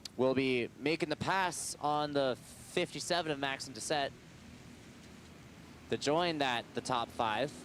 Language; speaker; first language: English; native; English